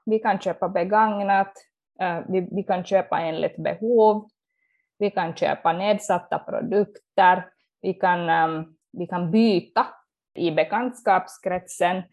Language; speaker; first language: Swedish; native; Swedish